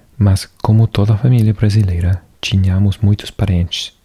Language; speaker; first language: Portuguese; non-native, learner; English